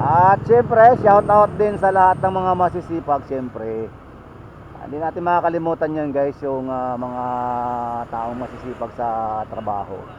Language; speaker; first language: Filipino; native; Filipino